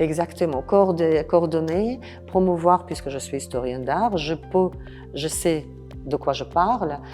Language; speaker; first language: French; non-native, fluent; Russian